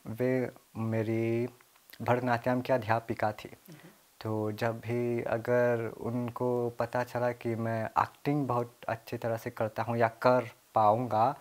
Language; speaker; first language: Hindi; early bilingual, heritage; Hindi